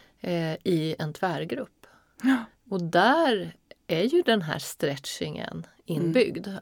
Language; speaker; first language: Swedish; native; Swedish